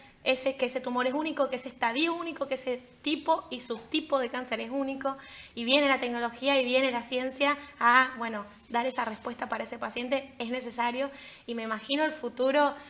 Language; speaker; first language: Spanish; native; Spanish